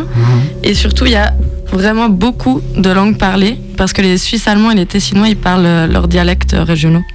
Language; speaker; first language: French; native; French